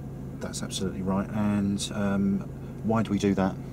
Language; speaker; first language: English; native; English